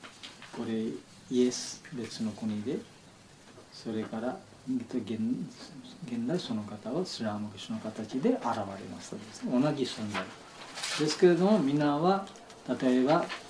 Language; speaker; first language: Japanese; non-native, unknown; Bangla